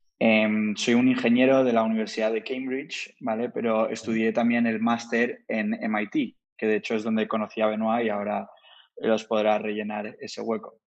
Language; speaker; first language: Spanish; native; Spanish